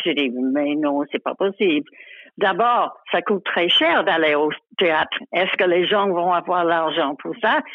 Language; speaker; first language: French; non-native, fluent; English